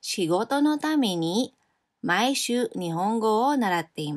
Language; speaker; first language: Japanese; non-native, fluent; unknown